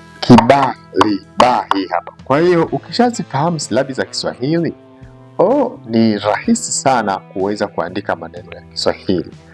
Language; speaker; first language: Swahili; native; Swahili